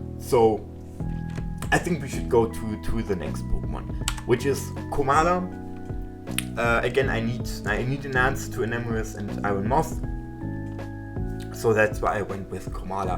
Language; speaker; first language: English; non-native, fluent; German